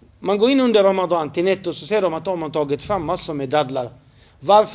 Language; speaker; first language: Swedish; non-native, fluent; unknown